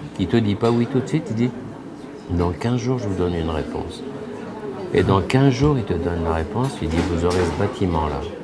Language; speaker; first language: French; early bilingual, other home language; Spanish